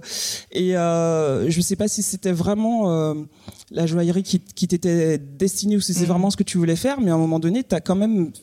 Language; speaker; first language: French; native; French